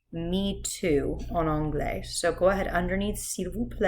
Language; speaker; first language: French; non-native, fluent; English